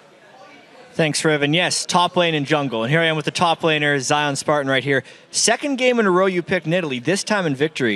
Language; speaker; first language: English; native; English